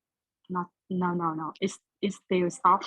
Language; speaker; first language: English; non-native, learner; Vietnamese